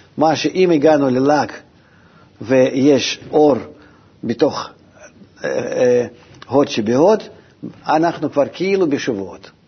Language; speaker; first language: Hebrew; non-native, fluent; Russian